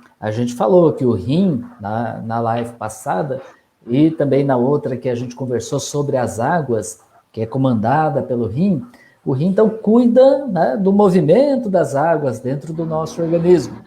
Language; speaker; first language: Portuguese; native; Portuguese